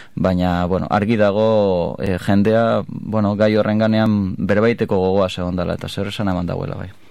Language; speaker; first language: Basque; native; Basque